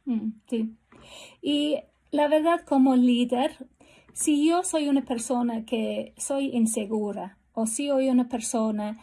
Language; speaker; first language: Spanish; non-native, fluent; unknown